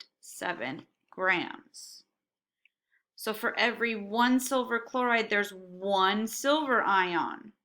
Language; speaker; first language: English; native; English